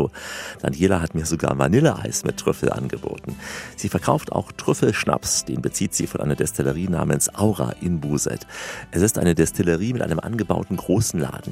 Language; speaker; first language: German; native; German